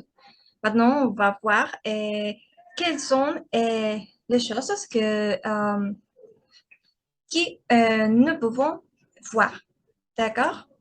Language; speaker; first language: French; non-native, learner; Spanish